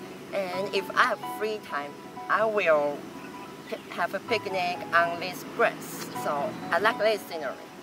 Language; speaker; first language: English; non-native, fluent; Chinese